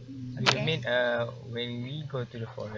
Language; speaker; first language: English; non-native, learner; Malay